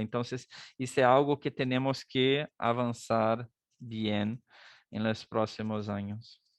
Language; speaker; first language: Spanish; non-native, learner; Portuguese